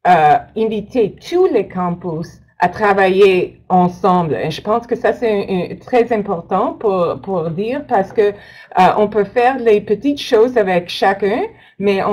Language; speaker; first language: French; non-native, learner; English